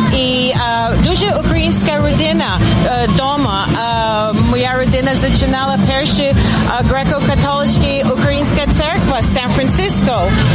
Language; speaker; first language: Ukrainian; early bilingual, heritage; Ukrainian